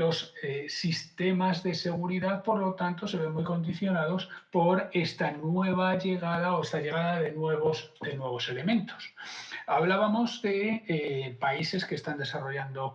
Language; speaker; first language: Spanish; native; Spanish